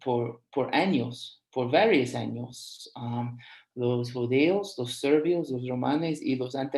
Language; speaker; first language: Spanish; non-native, fluent; English